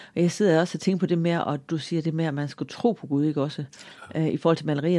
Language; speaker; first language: Danish; native; Danish